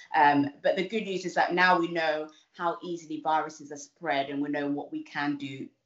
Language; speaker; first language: English; native; English